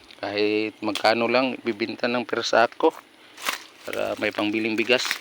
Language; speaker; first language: Filipino; non-native, local second language; Cebuano